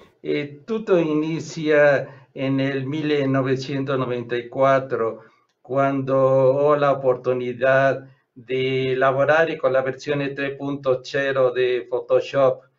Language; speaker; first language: Italian; non-native, learner; Spanish